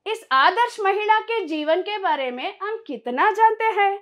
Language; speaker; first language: Hindi; non-native, local second language; Kannada